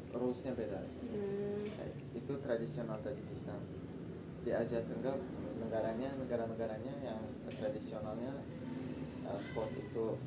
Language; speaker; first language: Indonesian; non-native, learner; Tajik